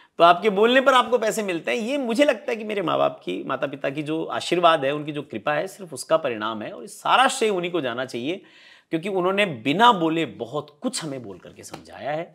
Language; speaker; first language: Hindi; native; Hindi